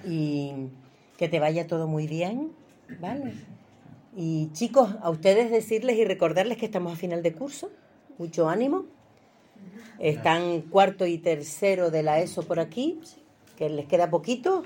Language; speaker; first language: Spanish; native; Spanish